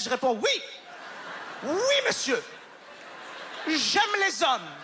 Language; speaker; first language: French; native; French